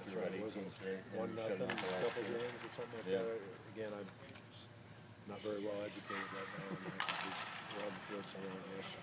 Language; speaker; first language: English; native; English